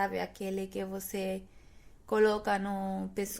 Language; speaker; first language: Portuguese; non-native, fluent; Spanish